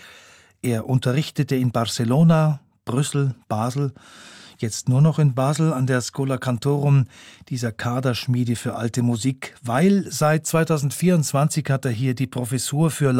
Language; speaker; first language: German; native; German